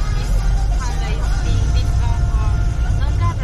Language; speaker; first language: English; non-native, learner; Japanese